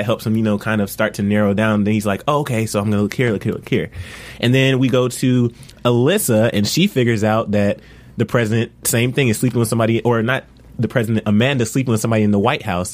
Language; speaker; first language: English; native; English